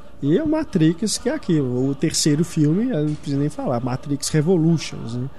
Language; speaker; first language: Portuguese; native; Portuguese